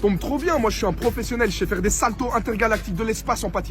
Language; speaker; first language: French; native; French